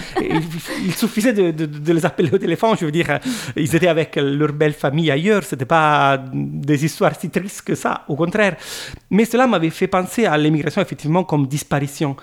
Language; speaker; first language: French; non-native, fluent; Italian